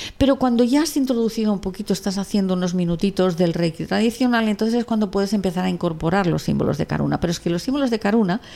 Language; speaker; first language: Spanish; non-native, local second language; Catalan